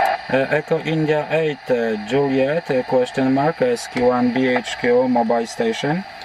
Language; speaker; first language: English; non-native, fluent; Polish